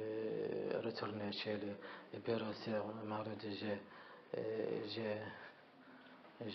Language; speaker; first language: French; non-native, learner; Arabic